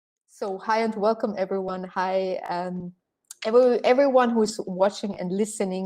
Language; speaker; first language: English; non-native, fluent; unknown